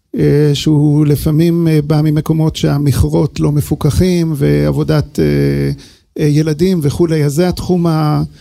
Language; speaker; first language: Hebrew; early bilingual, other home language; English